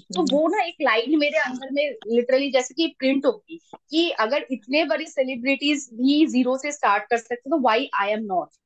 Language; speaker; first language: Hindi; non-native, local second language; Bangla